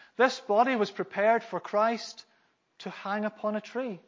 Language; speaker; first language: English; native; English